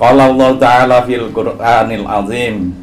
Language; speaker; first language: Indonesian; native; Indonesian